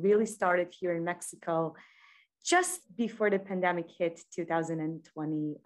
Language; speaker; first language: English; non-native, fluent; Croatian